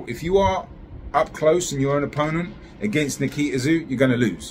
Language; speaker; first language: English; native; English